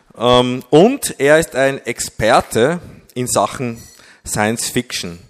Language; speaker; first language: German; native; German